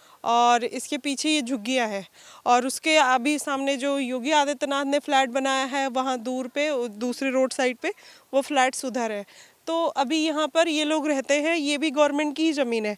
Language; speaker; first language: Hindi; native; Hindi